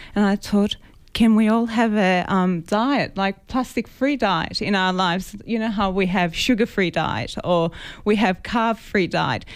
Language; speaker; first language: English; non-native, fluent; Greek